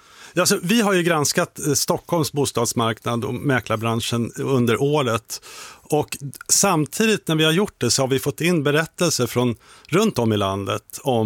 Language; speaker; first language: Swedish; native; Swedish